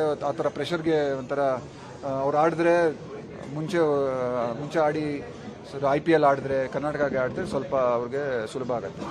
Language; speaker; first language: Kannada; non-native, local second language; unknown